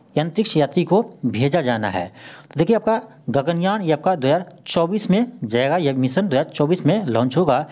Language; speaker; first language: Hindi; native; Hindi